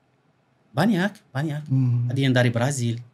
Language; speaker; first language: Indonesian; non-native, fluent; Arabic